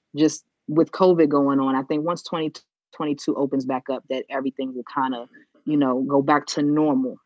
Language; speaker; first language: English; native; English